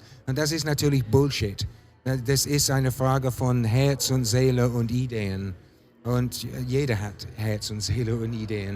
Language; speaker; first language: German; non-native, fluent; English